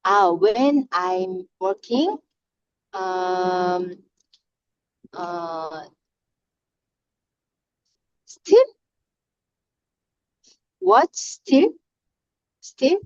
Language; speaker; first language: English; non-native, learner; Korean